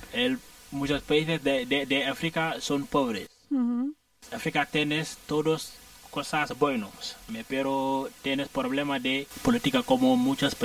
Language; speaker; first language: Spanish; non-native, learner; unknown